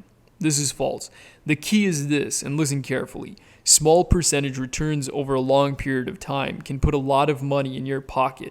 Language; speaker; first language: English; native; English